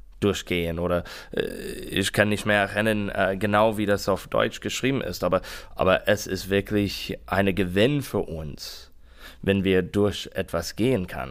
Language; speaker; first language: German; non-native, learner; English